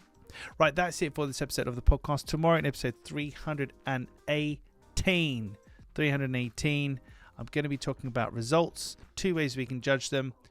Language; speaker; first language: English; native; English